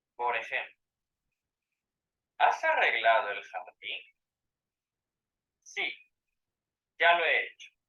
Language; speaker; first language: Spanish; non-native, fluent; Ukrainian